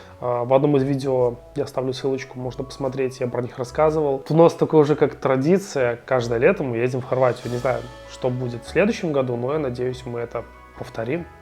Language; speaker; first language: Russian; native; Russian